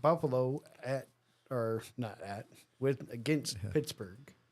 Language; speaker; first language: English; native; English